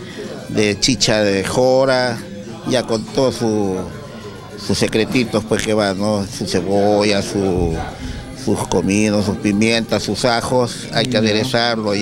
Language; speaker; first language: Spanish; native; Spanish